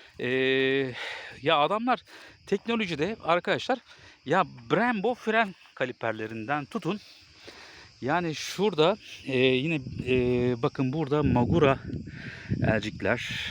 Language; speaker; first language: Turkish; native; Turkish